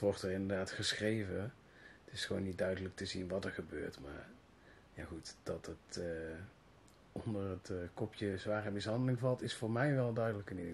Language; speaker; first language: Dutch; native; Dutch